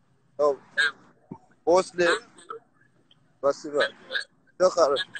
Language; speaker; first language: Russian; non-native, learner; Persian